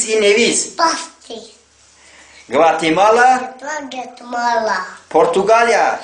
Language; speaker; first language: Russian; non-native, local second language; Tajik